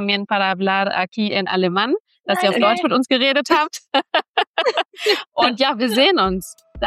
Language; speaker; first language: German; native; German